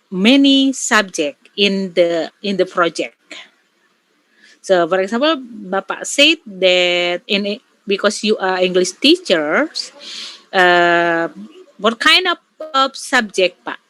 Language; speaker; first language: English; non-native, learner; Indonesian